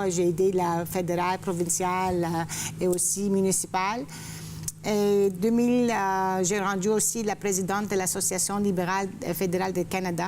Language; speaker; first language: French; non-native, fluent; Greek